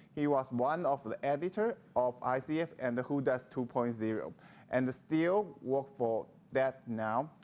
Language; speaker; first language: English; non-native, learner; Chinese